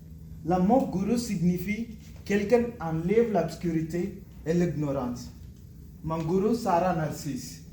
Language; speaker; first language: French; non-native, learner; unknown